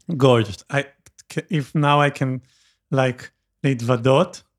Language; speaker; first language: English; non-native, learner; Hebrew